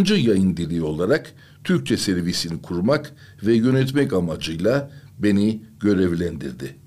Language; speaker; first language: Turkish; non-native, local second language; Armenian